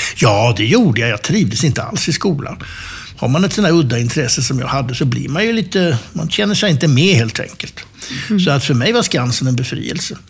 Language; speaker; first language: Swedish; native; Swedish